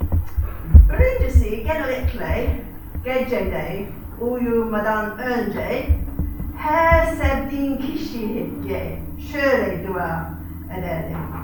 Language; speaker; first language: Turkish; non-native, fluent; English